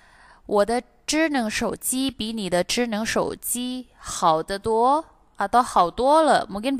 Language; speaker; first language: Chinese; non-native, fluent; Indonesian